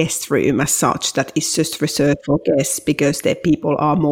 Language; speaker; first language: English; non-native, fluent; Finnish